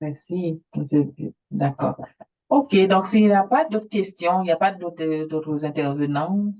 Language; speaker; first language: French; native; French